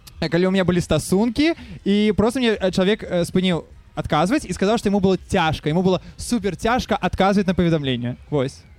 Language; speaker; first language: Belarusian; non-native, local second language; Russian